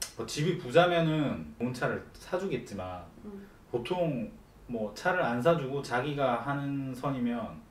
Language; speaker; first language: Korean; native; Korean